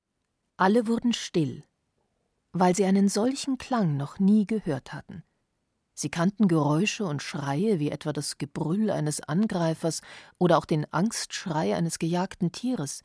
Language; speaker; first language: German; native; German